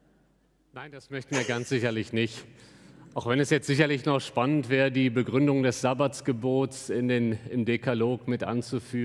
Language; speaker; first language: German; native; German